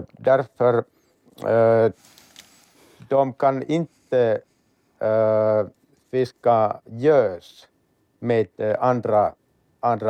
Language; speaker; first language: Swedish; non-native, learner; Finnish